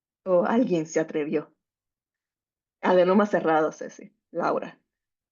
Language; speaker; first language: Spanish; native; Spanish